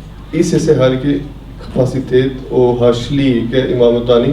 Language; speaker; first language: Norwegian; non-native, fluent; Urdu